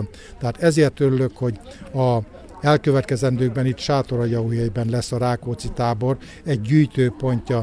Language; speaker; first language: Hungarian; native; Hungarian